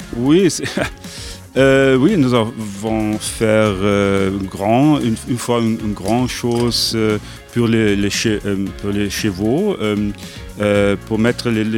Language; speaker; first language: French; non-native, learner; German